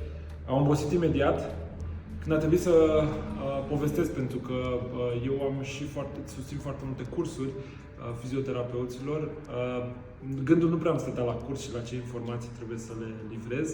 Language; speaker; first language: Romanian; native; Romanian